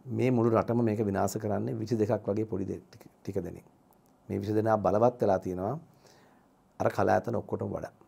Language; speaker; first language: Sinhala; native; Sinhala